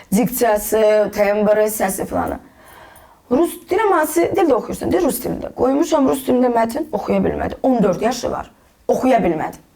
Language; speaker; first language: Azerbaijani; non-native, local second language; Russian